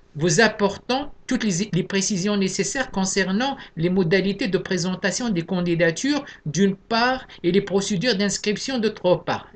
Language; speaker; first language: French; non-native, local second language; Arabic